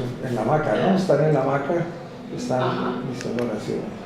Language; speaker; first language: Spanish; native; Spanish